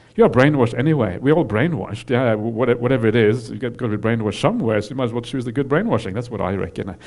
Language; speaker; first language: English; non-native, fluent; Norwegian